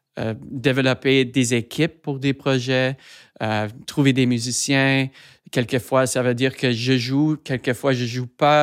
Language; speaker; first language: French; non-native, fluent; English